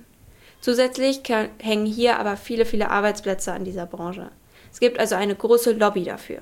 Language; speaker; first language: German; native; German